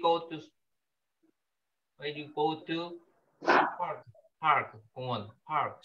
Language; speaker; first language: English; non-native, learner; Korean